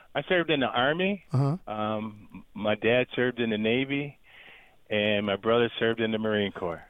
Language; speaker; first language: English; native; English